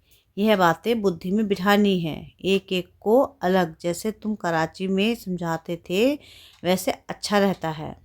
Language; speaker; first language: Hindi; native; Hindi